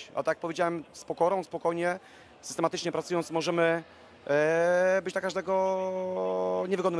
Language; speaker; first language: Polish; native; Polish